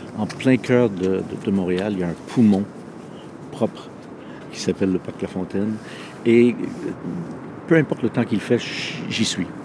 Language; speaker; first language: French; non-native, local second language; English